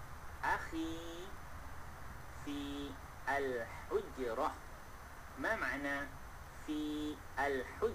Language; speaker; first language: Arabic; non-native, fluent; Malay